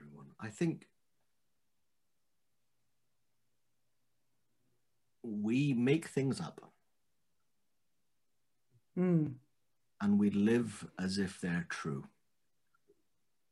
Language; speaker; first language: English; native; English